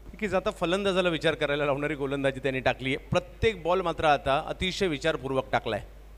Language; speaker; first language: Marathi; native; Marathi